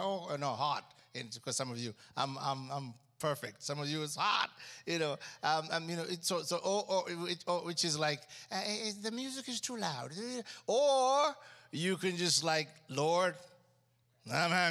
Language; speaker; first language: English; non-native, local second language; Ganda